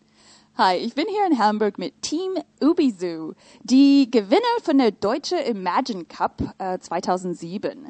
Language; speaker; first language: German; non-native, fluent; English